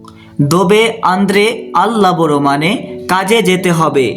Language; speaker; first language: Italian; non-native, learner; Bangla